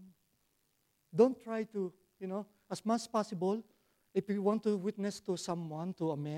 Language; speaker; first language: English; non-native, local second language; Filipino